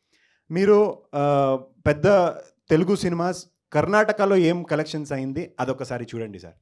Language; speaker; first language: Telugu; non-native, learner; Kannada